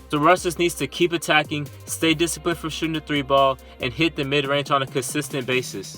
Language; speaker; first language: English; native; English